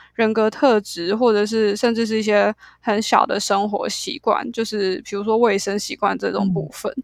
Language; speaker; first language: Chinese; native; Chinese